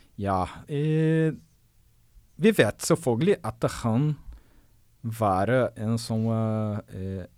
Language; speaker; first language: Norwegian; non-native, fluent; Portuguese